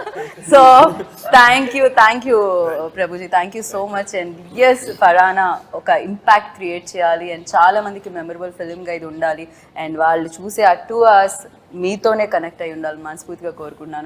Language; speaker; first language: Telugu; native; Telugu